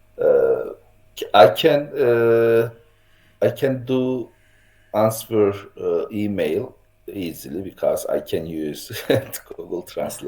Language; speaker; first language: English; non-native, learner; Turkish